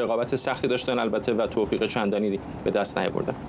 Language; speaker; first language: Persian; native; Persian